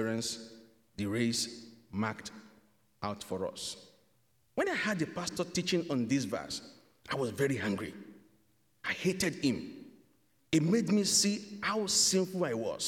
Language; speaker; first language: English; non-native, local second language; Yoruba